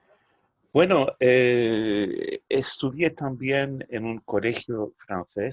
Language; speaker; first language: Spanish; early bilingual, heritage; Turkish